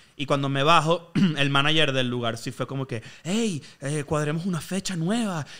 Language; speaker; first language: Spanish; native; Spanish